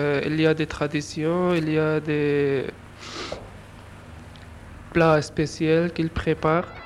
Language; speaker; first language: French; non-native, learner; Urdu